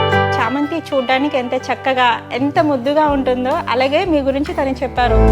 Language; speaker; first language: Telugu; native; Telugu